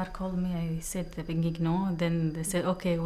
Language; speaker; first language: English; non-native, learner; Arabic